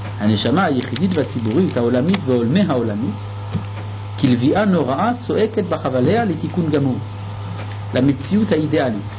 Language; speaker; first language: Hebrew; non-native, fluent; French